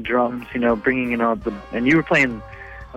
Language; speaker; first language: English; native; English